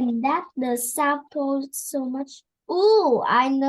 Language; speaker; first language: English; non-native, learner; Vietnamese